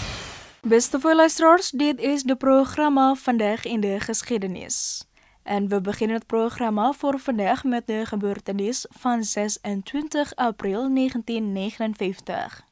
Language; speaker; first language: Dutch; non-native, fluent; Indonesian